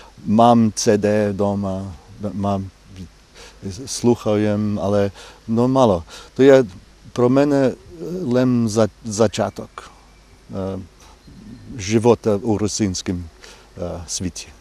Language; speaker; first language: Ukrainian; non-native, fluent; English